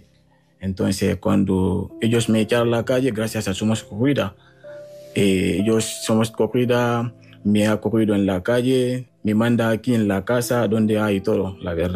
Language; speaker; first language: Spanish; non-native, learner; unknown